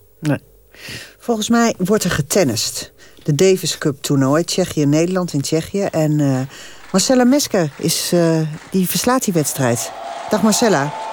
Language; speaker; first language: Dutch; native; Dutch